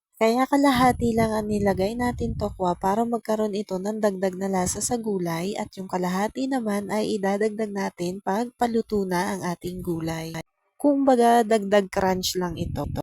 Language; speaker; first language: Filipino; non-native, local second language; Bikol